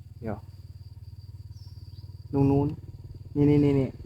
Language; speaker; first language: Thai; non-native, local second language; Northeastern Thai